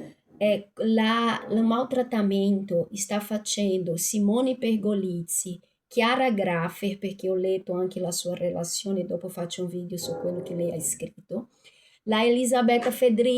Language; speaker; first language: Italian; non-native, fluent; Portuguese